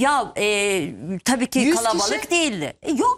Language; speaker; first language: Turkish; native; Turkish